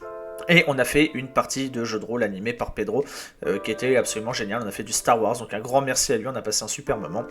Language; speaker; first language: French; native; French